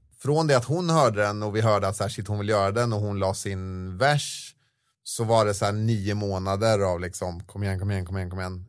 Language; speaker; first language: Swedish; native; Swedish